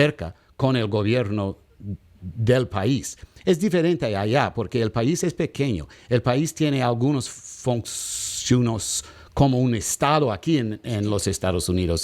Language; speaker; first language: Spanish; non-native, learner; English